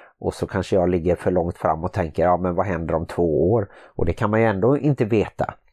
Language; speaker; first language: Swedish; native; Swedish